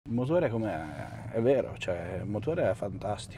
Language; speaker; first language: Italian; native; Italian